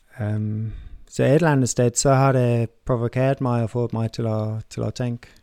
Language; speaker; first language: Danish; non-native, fluent; English